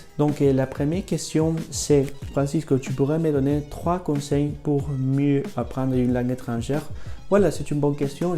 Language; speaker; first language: French; non-native, fluent; Spanish